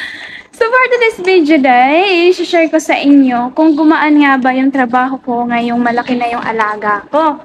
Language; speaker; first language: Filipino; native; Filipino